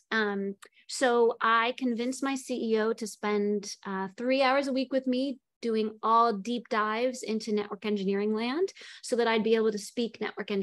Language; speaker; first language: English; native; English